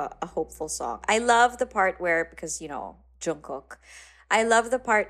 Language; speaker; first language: English; non-native, local second language; Filipino